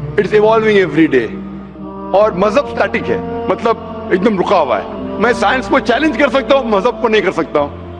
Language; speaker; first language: Hindi; non-native, local second language; Konkani